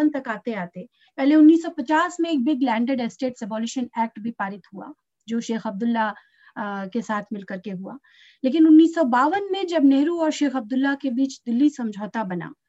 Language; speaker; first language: Hindi; native; Hindi